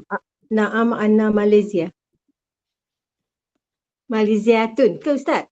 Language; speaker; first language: Malay; native; Malay